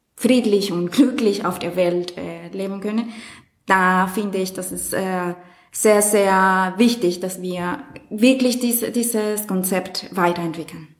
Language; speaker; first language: German; non-native, fluent; Spanish